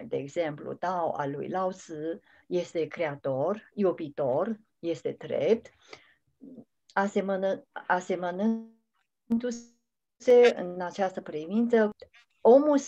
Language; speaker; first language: Romanian; non-native, fluent; Chinese